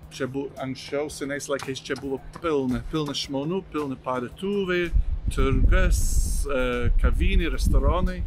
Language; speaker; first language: Lithuanian; non-native, learner; English